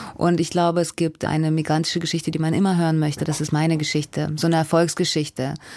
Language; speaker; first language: German; early bilingual, other home language; Russian